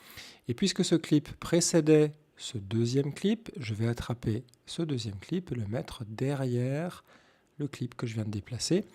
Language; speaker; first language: French; native; French